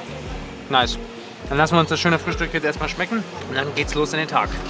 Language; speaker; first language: German; native; German